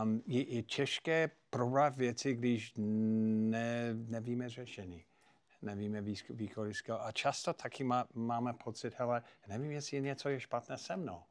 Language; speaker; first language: Czech; non-native, fluent; English